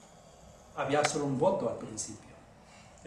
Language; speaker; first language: Spanish; native; Spanish